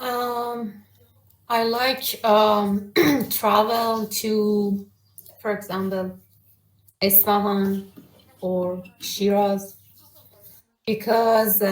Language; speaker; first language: English; non-native, learner; Persian